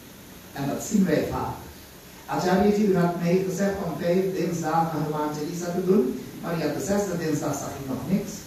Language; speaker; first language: Dutch; non-native, local second language; Caribbean Hindustani